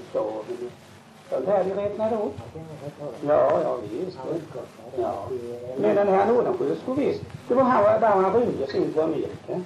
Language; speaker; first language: Swedish; native; Swedish